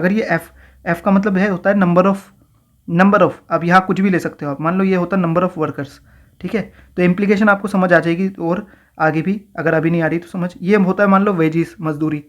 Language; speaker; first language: Hindi; native; Hindi